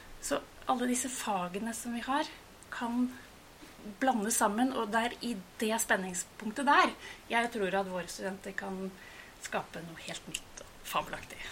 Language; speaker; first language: Norwegian; native; Norwegian